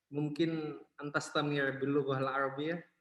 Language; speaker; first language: Arabic; non-native, fluent; Indonesian